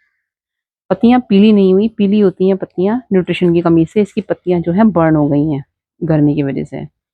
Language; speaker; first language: Hindi; native; Hindi